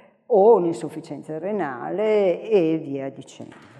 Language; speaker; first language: Italian; native; Italian